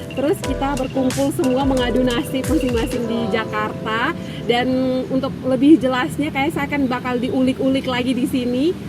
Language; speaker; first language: Indonesian; native; Indonesian